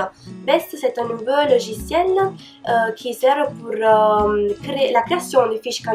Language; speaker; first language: French; non-native, fluent; Italian